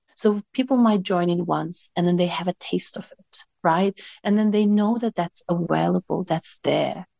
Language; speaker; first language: English; non-native, fluent; Mongolian